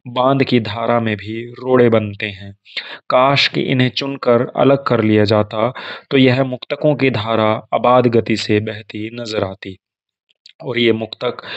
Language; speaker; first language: Hindi; native; Hindi